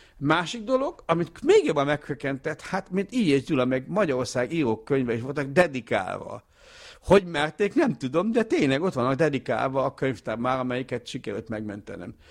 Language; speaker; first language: Hungarian; early bilingual, heritage; Hungarian